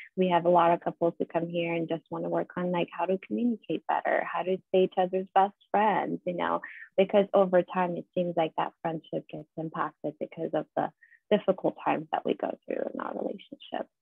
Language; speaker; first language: English; non-native, fluent; Persian